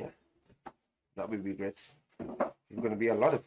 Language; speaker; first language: English; non-native, learner; Thai